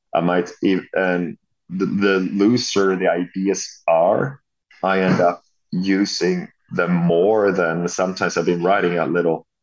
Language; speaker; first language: English; non-native, fluent; Swedish